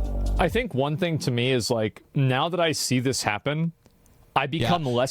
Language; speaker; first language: English; native; English